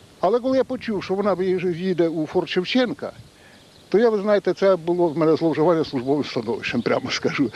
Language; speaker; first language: Ukrainian; native; Ukrainian